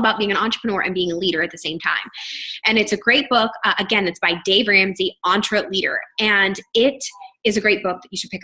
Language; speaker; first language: English; native; English